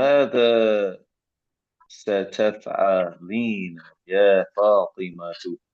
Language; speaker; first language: Arabic; non-native, learner; English